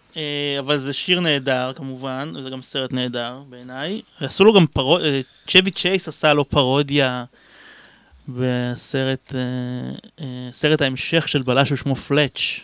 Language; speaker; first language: Hebrew; native; Hebrew